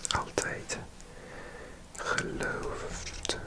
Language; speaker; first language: Dutch; non-native, learner; English